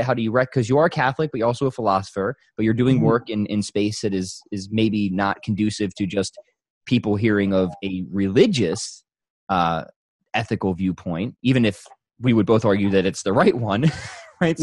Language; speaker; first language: English; native; English